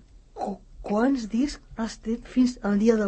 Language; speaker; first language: Spanish; non-native, local second language; Catalan